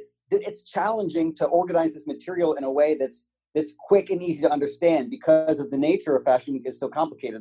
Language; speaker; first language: English; native; English